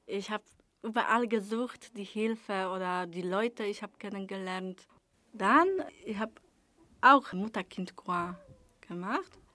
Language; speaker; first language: German; non-native, learner; Polish